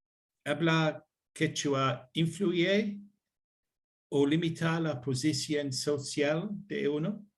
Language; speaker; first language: Spanish; non-native, learner; English